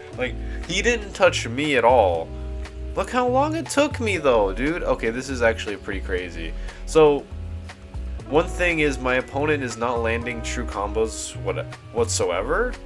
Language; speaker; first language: English; native; English